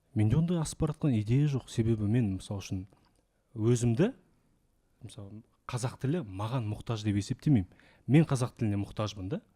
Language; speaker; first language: Kazakh; native; Kazakh